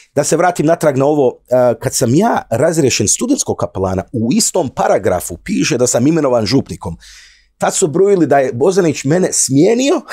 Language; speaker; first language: Croatian; early bilingual, heritage; Croatian